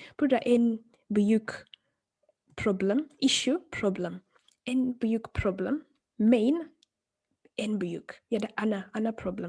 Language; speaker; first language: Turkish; non-native, fluent; English